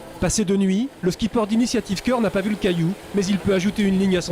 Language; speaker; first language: French; native; French